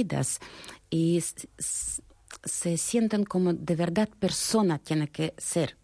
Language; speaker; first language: Spanish; non-native, fluent; Russian